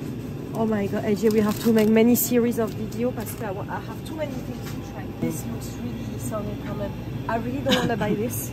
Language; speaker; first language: English; non-native, learner; French